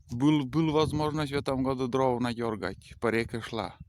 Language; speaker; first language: Russian; native; Russian